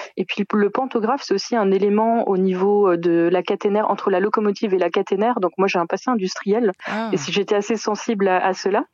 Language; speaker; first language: French; native; French